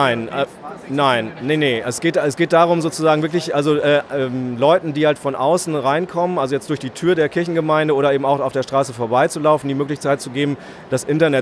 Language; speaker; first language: German; native; German